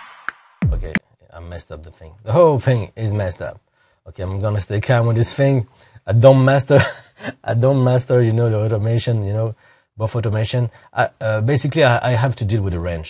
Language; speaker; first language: English; non-native, fluent; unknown